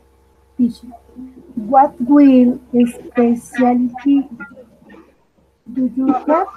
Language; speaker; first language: English; non-native, learner; Spanish